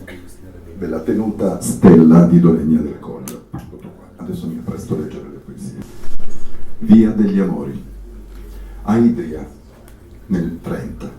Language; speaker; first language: Italian; native; Italian